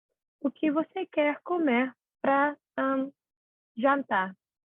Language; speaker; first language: Portuguese; non-native, learner; English